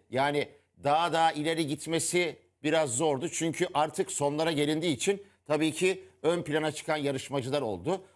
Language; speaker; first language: Turkish; native; Turkish